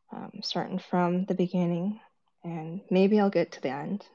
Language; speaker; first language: English; early bilingual, other home language; Korean